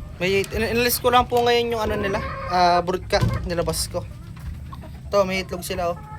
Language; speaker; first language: Filipino; native; Filipino